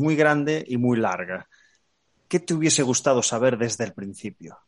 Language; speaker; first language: Spanish; native; Spanish